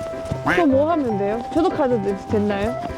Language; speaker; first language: Korean; non-native, learner; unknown